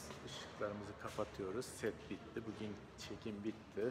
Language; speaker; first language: Turkish; native; Turkish